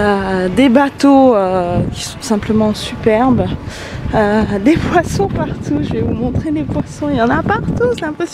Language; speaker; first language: French; native; French